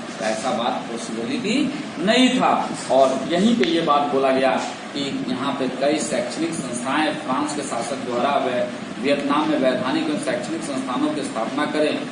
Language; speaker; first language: Hindi; native; Hindi